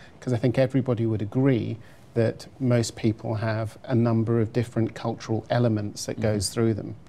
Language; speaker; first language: English; native; English